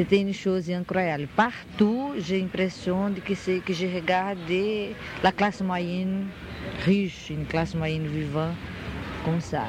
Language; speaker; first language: French; non-native, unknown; Portuguese